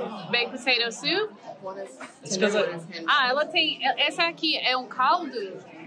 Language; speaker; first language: Portuguese; non-native, fluent; English